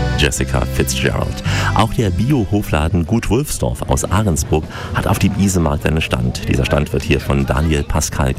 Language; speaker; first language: German; native; German